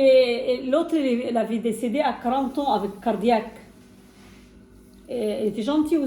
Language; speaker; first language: French; non-native, fluent; Arabic